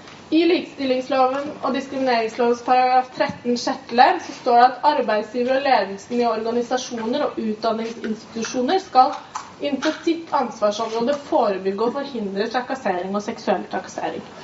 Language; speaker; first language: Norwegian; native; Norwegian